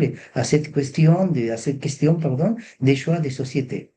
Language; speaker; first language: French; non-native, fluent; Spanish